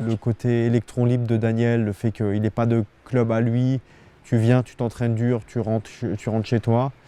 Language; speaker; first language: French; native; French